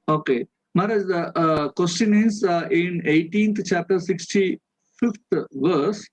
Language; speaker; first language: English; non-native, local second language; Tamil